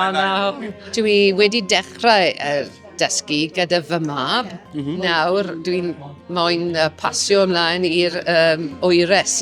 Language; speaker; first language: Welsh; non-native, local second language; English